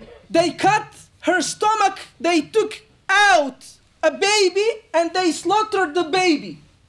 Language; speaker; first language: English; non-native, fluent; Bosnian